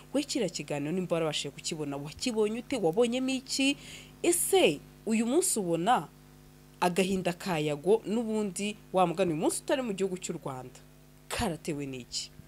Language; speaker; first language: Kinyarwanda; native; Kinyarwanda